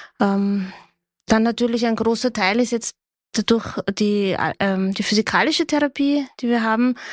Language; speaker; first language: German; native; German